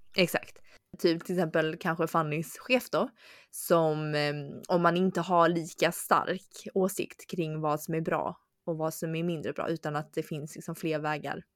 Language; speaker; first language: Swedish; early bilingual, other home language; Chinese